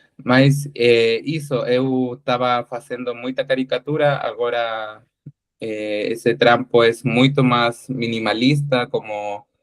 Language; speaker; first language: Portuguese; non-native, learner; Spanish